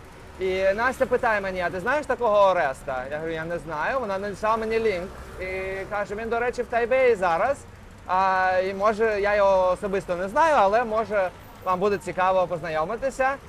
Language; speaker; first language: Ukrainian; non-native, local second language; Russian